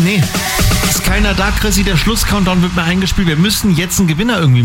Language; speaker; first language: German; native; German